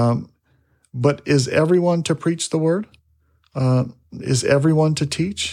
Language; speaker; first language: English; native; English